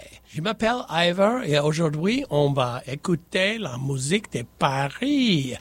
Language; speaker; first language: French; non-native, learner; English